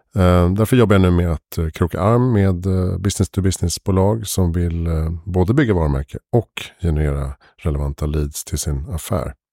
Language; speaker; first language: Swedish; native; Swedish